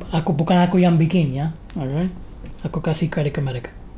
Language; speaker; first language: Indonesian; non-native, fluent; English